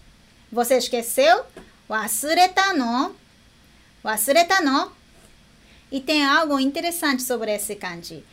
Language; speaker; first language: Portuguese; non-native, fluent; Japanese